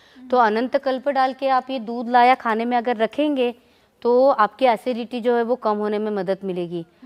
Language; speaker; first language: Hindi; non-native, local second language; Marathi